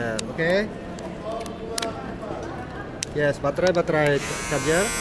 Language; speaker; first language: English; non-native, learner; Indonesian